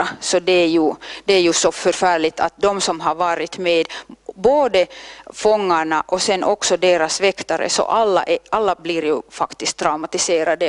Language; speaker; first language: Swedish; non-native, local second language; Finnish